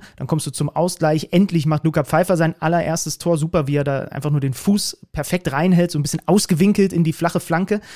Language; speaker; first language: German; native; German